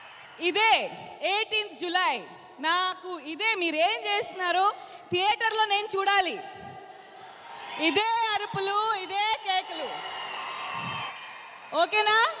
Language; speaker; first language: Telugu; non-native, learner; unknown